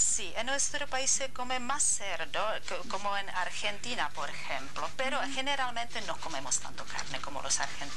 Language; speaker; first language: Spanish; non-native, learner; Czech